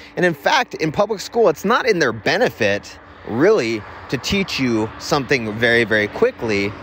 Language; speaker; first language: English; native; English